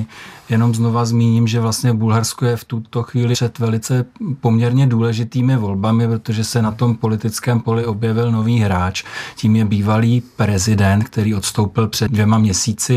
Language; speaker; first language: Czech; native; Czech